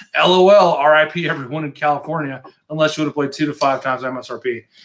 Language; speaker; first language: English; native; English